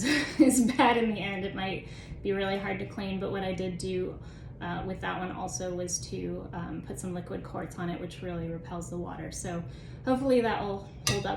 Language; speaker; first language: English; native; English